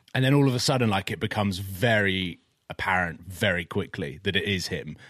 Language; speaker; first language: English; native; English